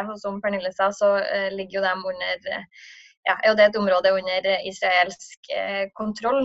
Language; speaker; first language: Norwegian; native; Norwegian